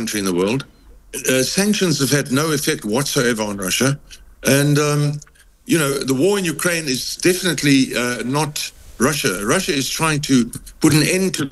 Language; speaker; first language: English; native; English